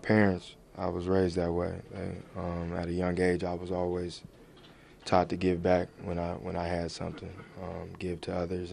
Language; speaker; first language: English; native; English